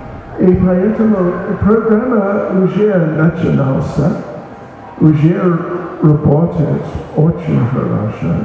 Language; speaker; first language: Russian; non-native, learner; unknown